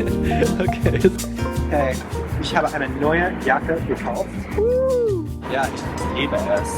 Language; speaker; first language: German; non-native, learner; English